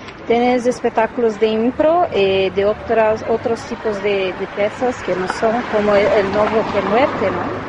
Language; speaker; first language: Spanish; non-native, learner; Portuguese